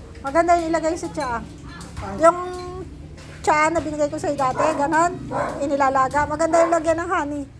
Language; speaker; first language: Filipino; native; Filipino